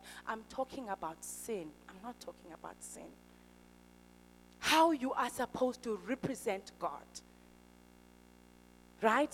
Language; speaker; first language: English; non-native, local second language; Xhosa